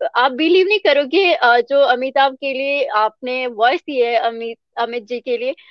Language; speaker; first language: Hindi; native; Hindi